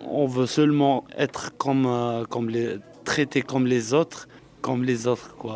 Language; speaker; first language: French; non-native, local second language; Arabic